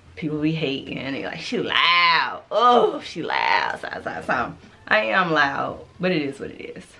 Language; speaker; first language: English; native; English